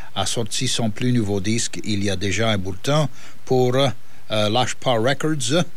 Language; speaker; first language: French; native; French